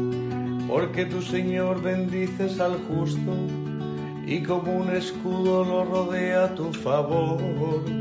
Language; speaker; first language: Spanish; native; Spanish